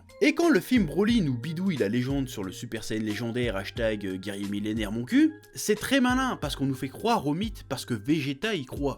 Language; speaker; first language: French; native; French